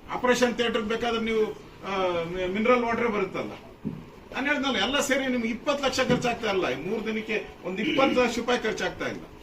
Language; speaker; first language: Kannada; native; Kannada